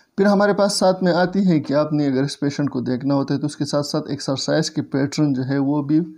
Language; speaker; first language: Hindi; native; Hindi